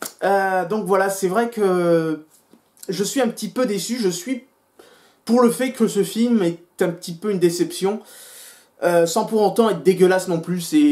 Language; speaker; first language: French; native; French